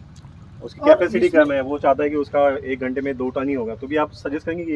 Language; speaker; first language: Hindi; non-native, local second language; Marathi